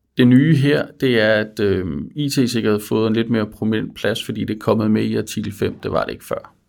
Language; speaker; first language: Danish; native; Danish